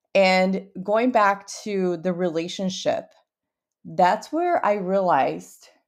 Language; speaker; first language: English; early bilingual, other home language; Portuguese